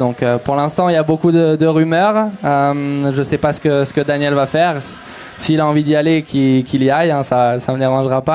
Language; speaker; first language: French; native; French